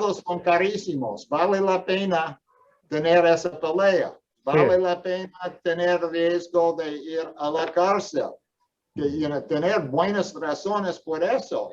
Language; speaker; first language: Spanish; non-native, fluent; English